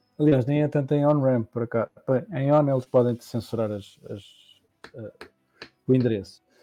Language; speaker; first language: Portuguese; native; Portuguese